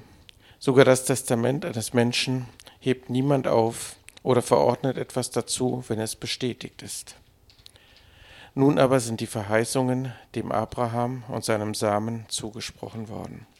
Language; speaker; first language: German; native; German